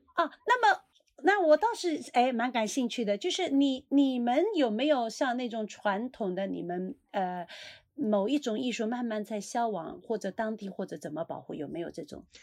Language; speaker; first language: Chinese; native; Chinese